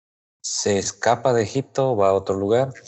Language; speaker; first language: Spanish; native; Spanish